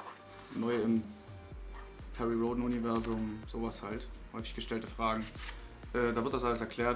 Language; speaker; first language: German; native; German